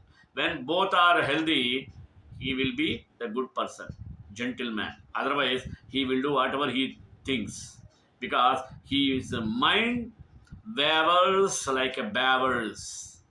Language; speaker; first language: English; non-native, local second language; Telugu